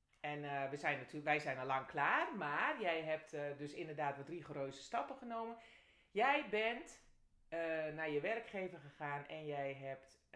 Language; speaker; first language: Dutch; native; Dutch